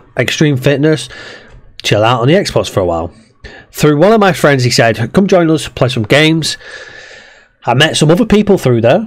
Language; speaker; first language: English; native; English